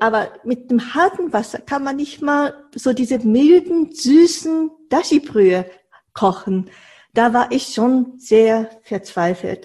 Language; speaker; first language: German; non-native, fluent; Japanese